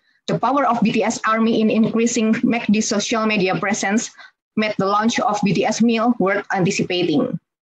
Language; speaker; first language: English; non-native, fluent; Indonesian